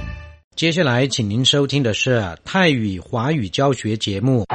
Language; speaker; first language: Chinese; non-native, fluent; Thai